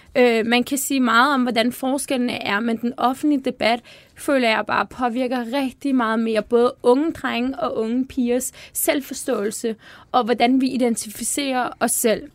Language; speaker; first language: Danish; early bilingual, other home language; Turkish